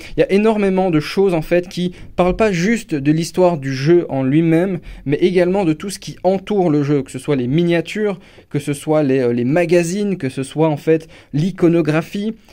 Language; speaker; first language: French; non-native, fluent; English